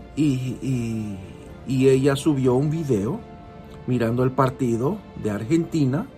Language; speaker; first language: Spanish; early bilingual, heritage; Spanish